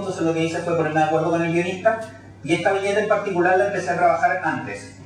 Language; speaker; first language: Spanish; native; Spanish